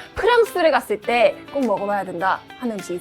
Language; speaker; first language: Korean; native; Korean